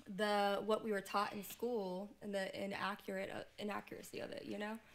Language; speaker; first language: English; native; English